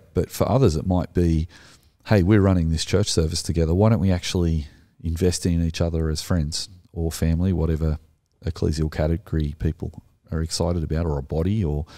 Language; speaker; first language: English; native; English